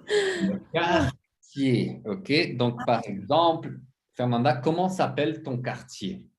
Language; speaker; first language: French; non-native, fluent; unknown